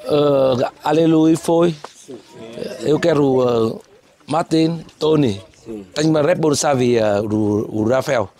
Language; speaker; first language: Portuguese; non-native, learner; Vietnamese